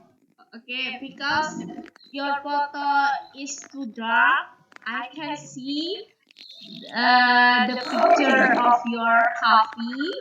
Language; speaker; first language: English; non-native, learner; Indonesian